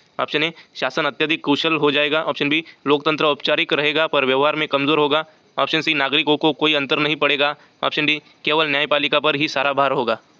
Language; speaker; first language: Hindi; non-native, local second language; Marathi